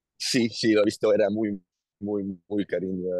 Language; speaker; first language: Spanish; non-native, learner; Hebrew